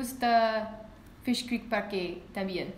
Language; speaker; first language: Spanish; non-native, learner; English